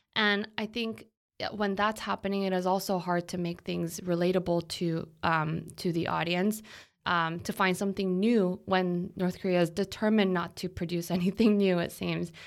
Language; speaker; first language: English; non-native, fluent; Korean